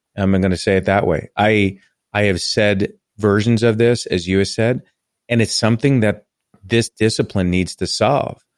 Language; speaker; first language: English; native; English